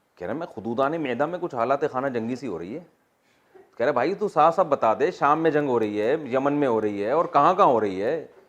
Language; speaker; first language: Urdu; native; Urdu